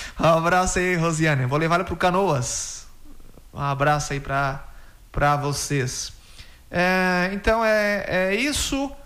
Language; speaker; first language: Portuguese; native; Portuguese